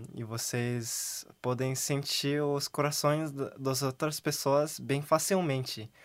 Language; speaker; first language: Portuguese; non-native, learner; Korean